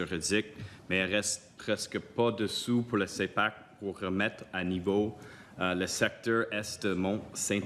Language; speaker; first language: French; non-native, local second language; English